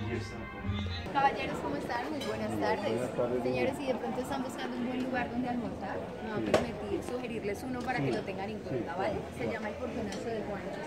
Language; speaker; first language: Spanish; native; Spanish